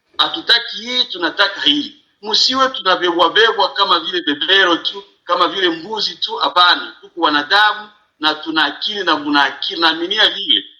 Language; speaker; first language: Swahili; native; Swahili